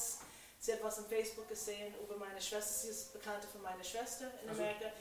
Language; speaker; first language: German; non-native, fluent; English